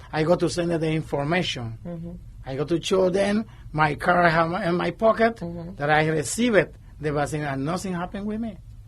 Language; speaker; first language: English; non-native, learner; Spanish